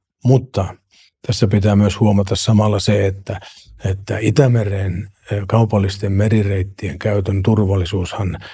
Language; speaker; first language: Finnish; native; Finnish